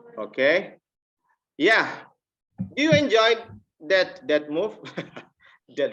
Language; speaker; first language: English; non-native, fluent; Indonesian